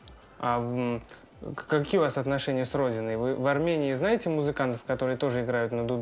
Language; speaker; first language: Russian; native; Russian